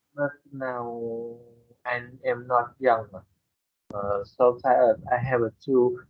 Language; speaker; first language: English; non-native, learner; Vietnamese